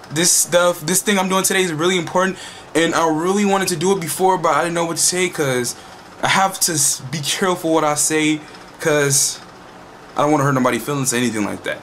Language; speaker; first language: English; native; English